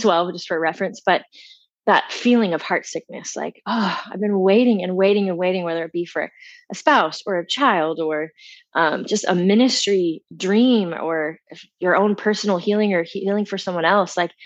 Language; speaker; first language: English; native; English